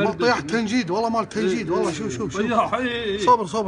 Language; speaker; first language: Arabic; native; Arabic